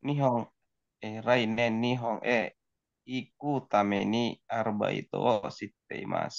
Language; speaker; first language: Japanese; non-native, learner; Indonesian